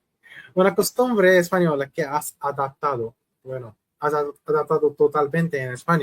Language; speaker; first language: Spanish; non-native, learner; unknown